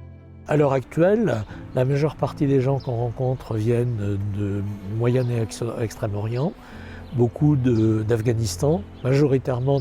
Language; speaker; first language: French; native; French